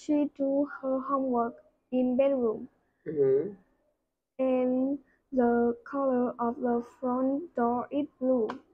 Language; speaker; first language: English; non-native, learner; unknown